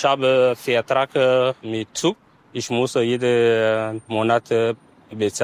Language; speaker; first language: German; non-native, learner; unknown